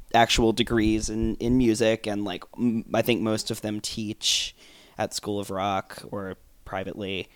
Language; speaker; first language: English; native; English